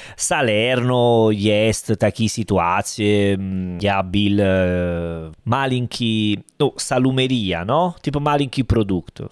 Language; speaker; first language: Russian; non-native, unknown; Italian